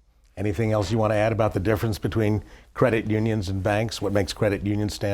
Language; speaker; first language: English; native; English